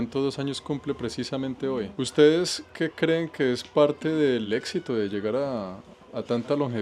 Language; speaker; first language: Spanish; native; Spanish